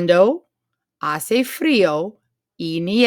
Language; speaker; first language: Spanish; non-native, fluent; English